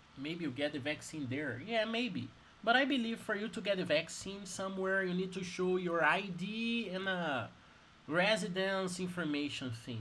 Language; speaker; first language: English; non-native, fluent; Portuguese